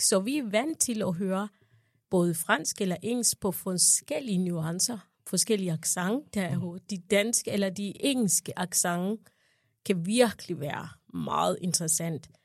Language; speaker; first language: Danish; non-native, fluent; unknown